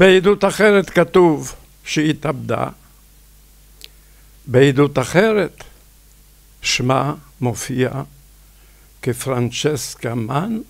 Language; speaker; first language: Hebrew; non-native, fluent; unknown